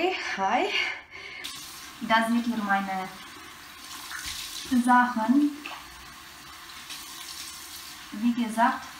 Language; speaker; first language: German; non-native, fluent; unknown